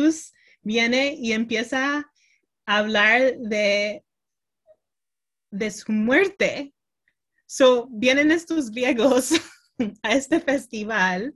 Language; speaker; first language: Spanish; early bilingual, heritage; Spanish